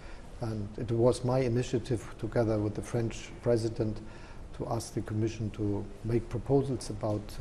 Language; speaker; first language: English; non-native, fluent; German